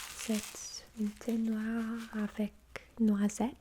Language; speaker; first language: French; non-native, fluent; English